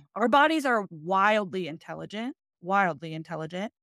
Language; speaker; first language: English; native; English